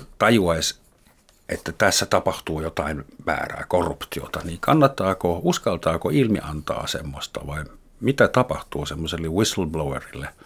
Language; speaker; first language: Finnish; non-native, fluent; German